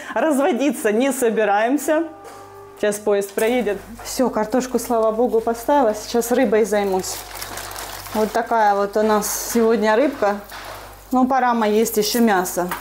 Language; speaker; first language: Russian; native; Russian